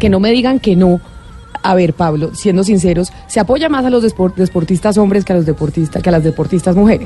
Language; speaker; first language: Spanish; native; Spanish